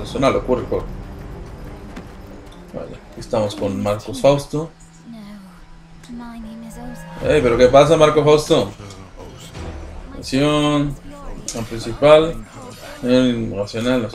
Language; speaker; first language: Spanish; native; Spanish